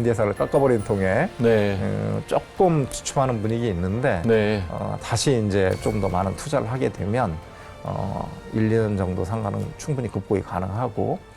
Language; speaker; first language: Korean; native; Korean